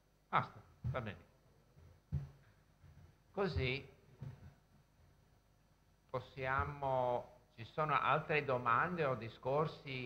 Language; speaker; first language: Italian; non-native, fluent; English